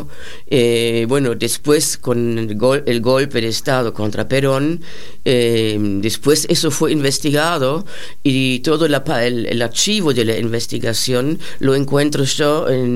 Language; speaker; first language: Spanish; non-native, fluent; German